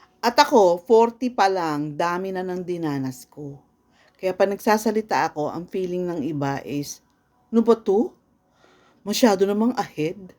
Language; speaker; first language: Filipino; native; Filipino